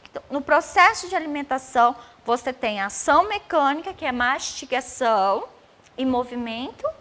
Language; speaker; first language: Portuguese; native; Portuguese